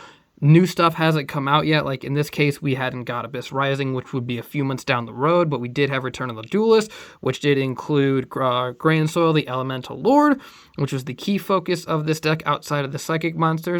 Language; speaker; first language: English; native; English